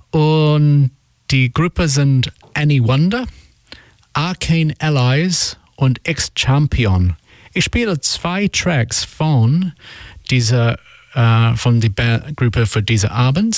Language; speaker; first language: German; non-native, learner; English